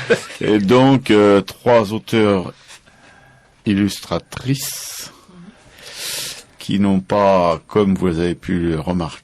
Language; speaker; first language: French; native; French